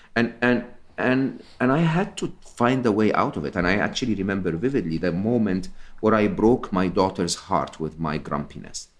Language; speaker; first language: English; non-native, fluent; Arabic